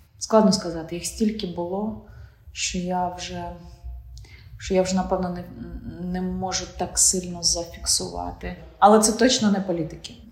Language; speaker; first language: Ukrainian; non-native, local second language; Russian